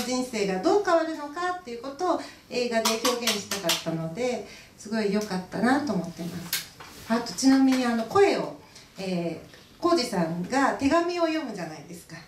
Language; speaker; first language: Japanese; native; Japanese